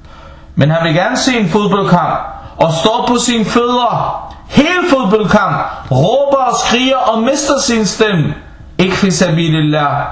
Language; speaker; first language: Danish; non-native, local second language; Arabic